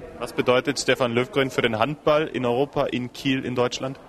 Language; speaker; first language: German; native; German